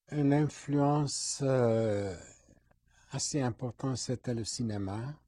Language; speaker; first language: French; non-native, fluent; Hungarian